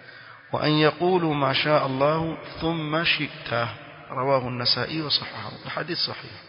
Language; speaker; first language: Arabic; non-native, fluent; Swahili